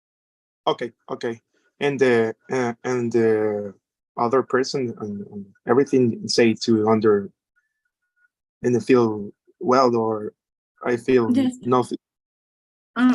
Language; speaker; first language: English; non-native, learner; Spanish